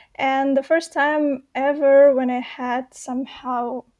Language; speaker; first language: English; non-native, fluent; Russian